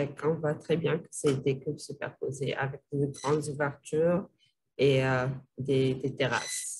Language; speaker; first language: French; non-native, local second language; Arabic